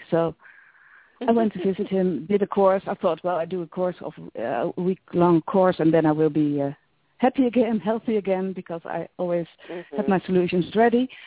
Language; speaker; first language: English; non-native, fluent; Dutch